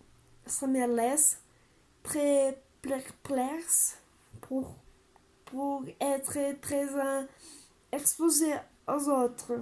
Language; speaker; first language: French; non-native, learner; Spanish